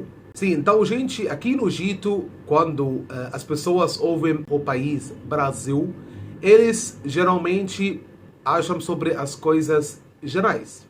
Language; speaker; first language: Portuguese; non-native, fluent; Arabic